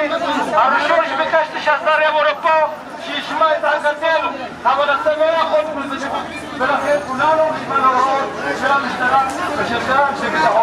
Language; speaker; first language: Hebrew; non-native, learner; Amharic